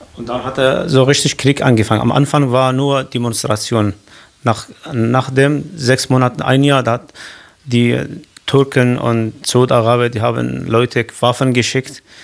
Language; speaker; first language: German; non-native, learner; Kurdish